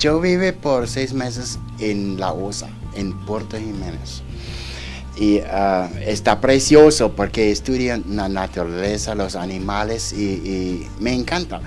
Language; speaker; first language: Spanish; non-native, learner; German